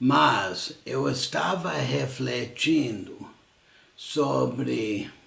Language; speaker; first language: Portuguese; non-native, fluent; English